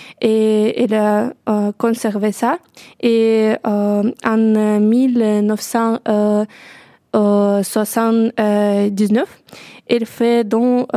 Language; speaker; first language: French; non-native, learner; Russian